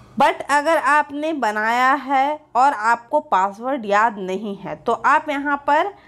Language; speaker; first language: Hindi; native; Hindi